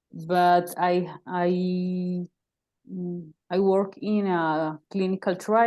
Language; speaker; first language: English; non-native, learner; Spanish